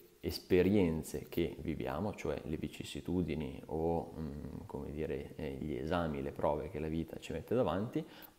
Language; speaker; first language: Italian; native; Italian